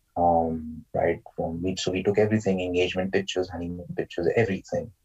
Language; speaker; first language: English; non-native, local second language; Marathi